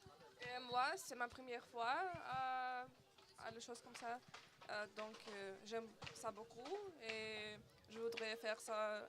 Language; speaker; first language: French; non-native, learner; Russian